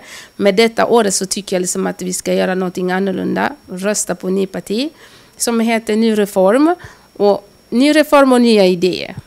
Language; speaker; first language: Swedish; early bilingual, other home language; Lingala